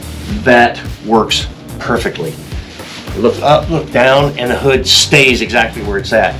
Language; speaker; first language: English; native; English